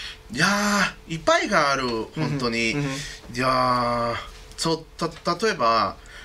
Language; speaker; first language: Japanese; non-native, learner; Spanish